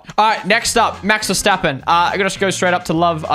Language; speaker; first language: English; native; English